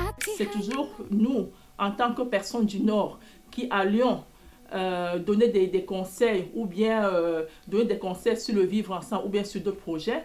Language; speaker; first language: French; native; French